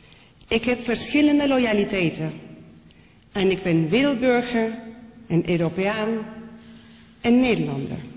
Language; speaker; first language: Dutch; non-native, fluent; Spanish